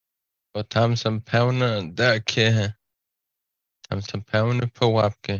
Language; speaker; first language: Polish; non-native, learner; Slovak